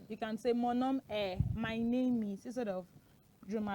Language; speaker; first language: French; non-native, fluent; Yoruba